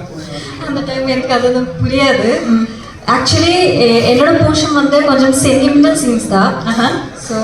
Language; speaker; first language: Tamil; non-native, learner; Malayalam